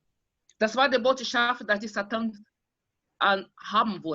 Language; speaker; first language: German; non-native, fluent; Portuguese